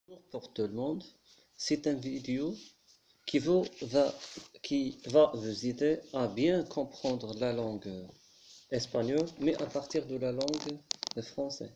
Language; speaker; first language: French; non-native, local second language; Arabic